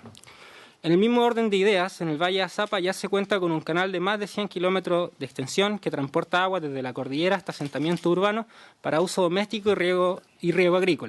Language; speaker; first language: Spanish; native; Spanish